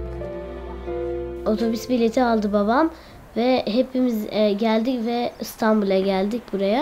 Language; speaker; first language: Turkish; early bilingual, other home language; Arabic